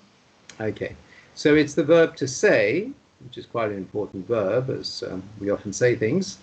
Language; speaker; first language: English; non-native, fluent; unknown